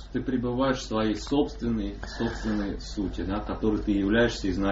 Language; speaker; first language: Russian; native; Russian